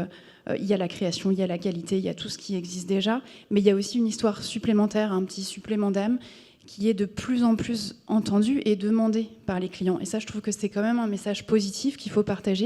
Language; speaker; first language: French; native; French